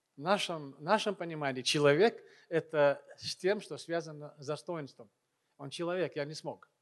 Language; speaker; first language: Russian; non-native, local second language; Chechen